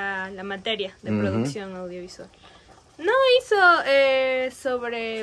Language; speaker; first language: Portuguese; non-native, learner; Spanish